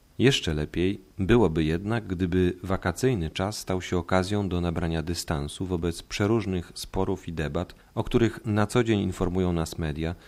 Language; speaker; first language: Polish; native; Polish